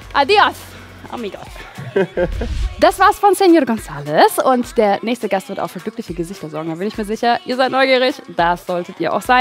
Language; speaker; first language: German; native; German